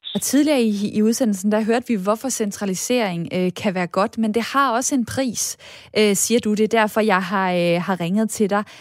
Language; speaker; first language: Danish; native; Danish